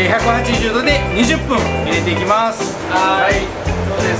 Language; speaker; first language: Japanese; native; Japanese